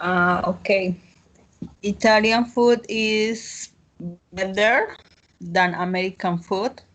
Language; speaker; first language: English; non-native, learner; Spanish